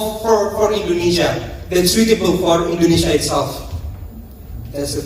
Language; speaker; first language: English; non-native, fluent; Indonesian